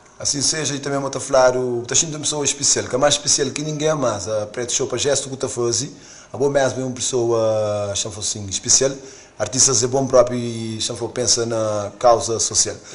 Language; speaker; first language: Portuguese; non-native, local second language; Kabuverdianu